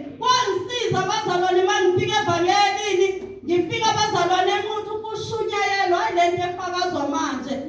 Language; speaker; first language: Zulu; non-native, local second language; Southern Sotho